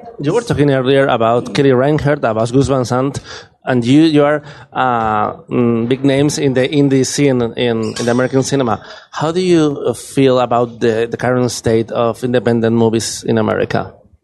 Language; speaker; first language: English; non-native, fluent; Spanish